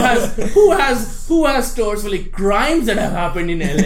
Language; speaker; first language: English; non-native, local second language; Hindi